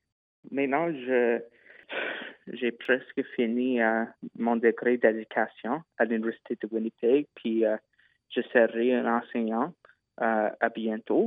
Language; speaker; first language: French; non-native, local second language; English